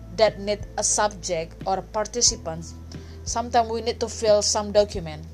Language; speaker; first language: English; non-native, fluent; Indonesian